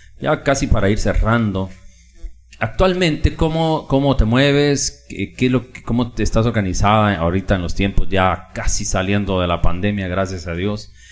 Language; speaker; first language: Spanish; native; Spanish